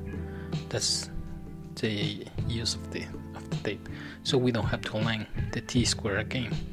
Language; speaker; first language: English; non-native, fluent; Spanish